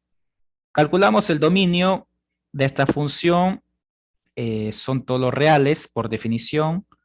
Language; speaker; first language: Spanish; native; Spanish